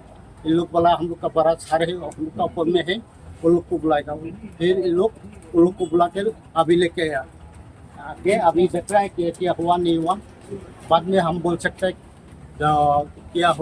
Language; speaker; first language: Hindi; non-native, local second language; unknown